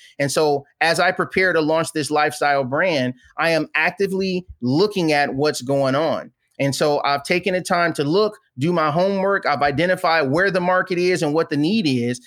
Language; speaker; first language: English; native; English